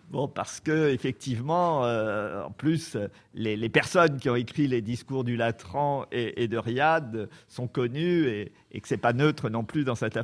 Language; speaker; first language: French; native; French